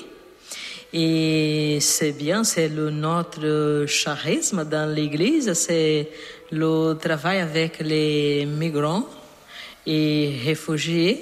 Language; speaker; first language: French; non-native, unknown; Portuguese